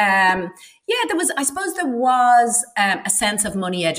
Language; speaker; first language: English; native; English